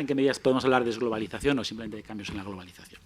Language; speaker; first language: Spanish; native; Spanish